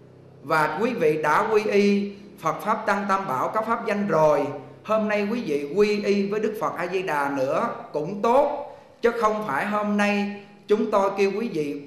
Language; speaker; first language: Vietnamese; native; Vietnamese